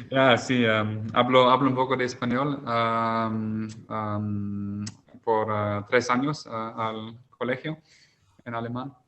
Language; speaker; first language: Spanish; non-native, learner; German